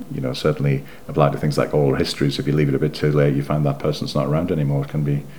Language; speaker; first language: English; native; English